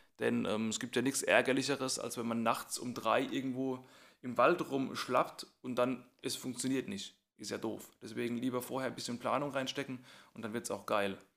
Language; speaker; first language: German; native; German